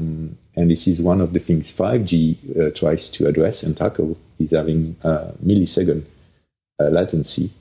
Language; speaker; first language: English; non-native, fluent; French